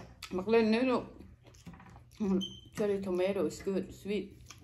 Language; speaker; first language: English; non-native, learner; Thai